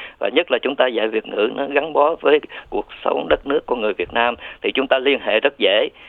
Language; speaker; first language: Vietnamese; native; Vietnamese